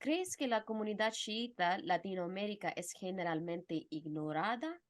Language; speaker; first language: Spanish; non-native, fluent; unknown